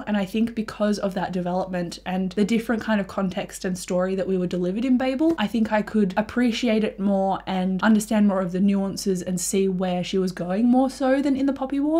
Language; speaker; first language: English; native; English